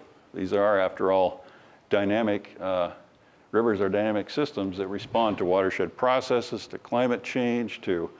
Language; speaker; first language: English; native; English